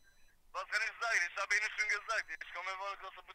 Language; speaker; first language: German; non-native, learner; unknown